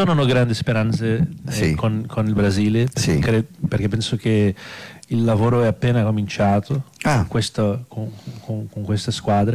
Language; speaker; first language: Italian; non-native, fluent; Portuguese